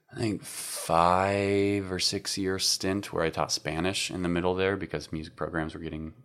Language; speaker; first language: English; native; English